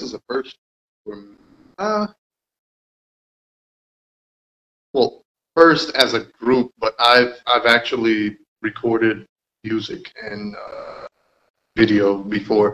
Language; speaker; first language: English; native; English